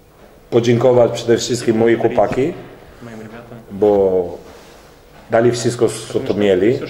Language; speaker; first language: Polish; non-native, learner; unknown